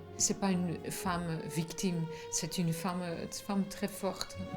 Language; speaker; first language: French; non-native, fluent; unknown